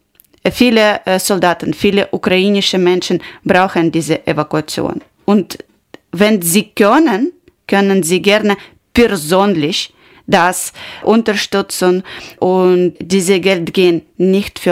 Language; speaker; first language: German; non-native, learner; Ukrainian